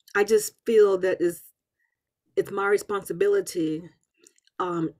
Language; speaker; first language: English; native; English